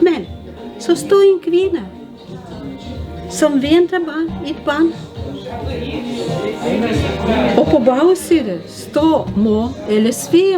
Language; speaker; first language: Danish; non-native, learner; Russian